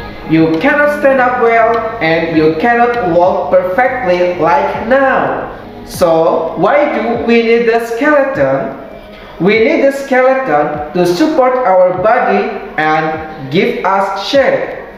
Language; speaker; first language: English; non-native, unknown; Indonesian